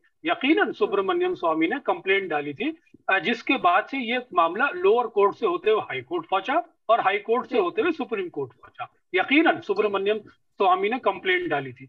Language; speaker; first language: Hindi; native; Hindi